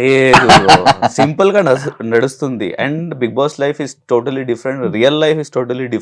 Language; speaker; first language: Telugu; non-native, learner; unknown